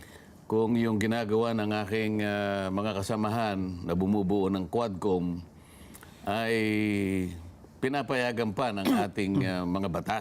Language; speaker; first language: Filipino; native; Filipino